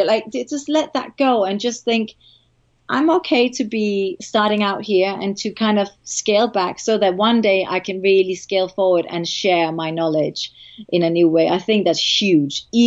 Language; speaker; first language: English; non-native, fluent; Danish